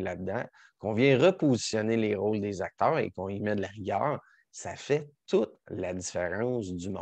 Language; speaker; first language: French; native; French